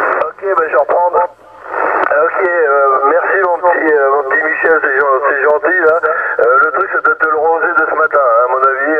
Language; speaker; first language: French; native; French